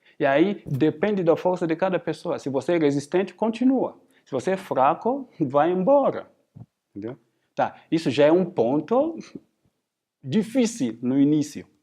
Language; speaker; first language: Portuguese; non-native, fluent; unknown